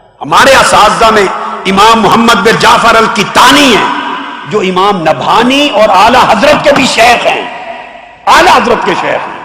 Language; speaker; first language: Urdu; non-native, local second language; Punjabi